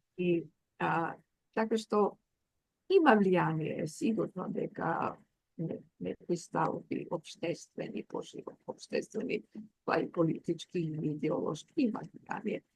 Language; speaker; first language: Macedonian; native; Macedonian